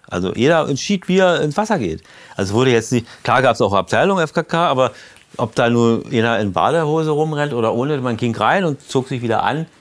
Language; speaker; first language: German; native; German